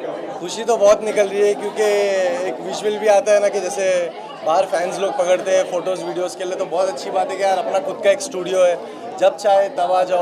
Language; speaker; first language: Hindi; native; Hindi